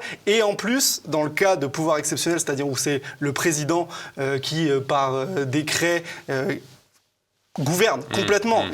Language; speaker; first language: French; native; French